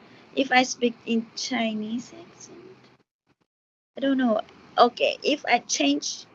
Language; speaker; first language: English; non-native, learner; Chinese